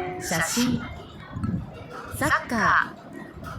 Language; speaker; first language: Japanese; non-native, learner; Tamil